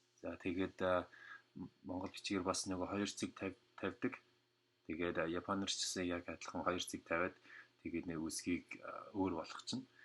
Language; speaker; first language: Mongolian; non-native, fluent; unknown